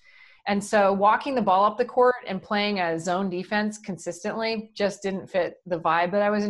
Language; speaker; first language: English; native; English